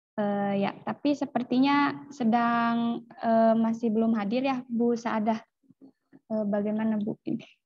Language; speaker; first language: Indonesian; native; Indonesian